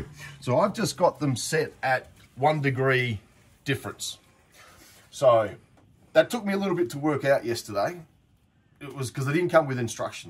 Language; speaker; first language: English; native; English